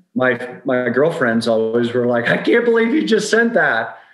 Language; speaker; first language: English; native; English